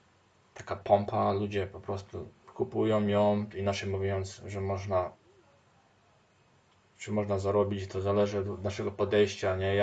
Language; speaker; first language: Polish; early bilingual, heritage; Polish